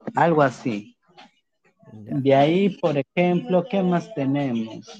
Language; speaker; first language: Spanish; native; Spanish